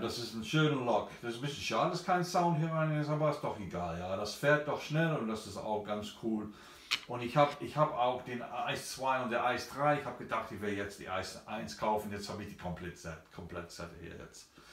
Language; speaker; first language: German; non-native, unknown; English